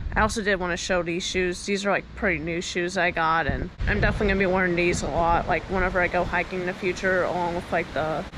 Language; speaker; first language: English; native; English